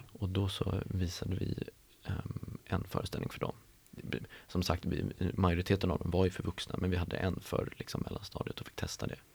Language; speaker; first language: Swedish; native; Swedish